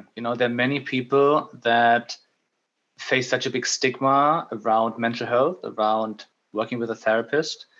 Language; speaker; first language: English; non-native, fluent; German